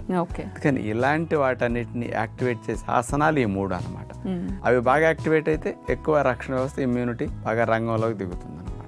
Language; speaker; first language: Telugu; native; Telugu